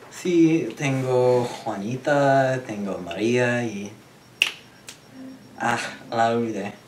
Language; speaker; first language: Spanish; non-native, learner; English